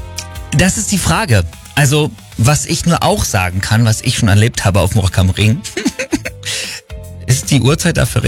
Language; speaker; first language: German; native; German